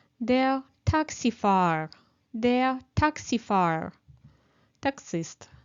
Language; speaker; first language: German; non-native, fluent; Ukrainian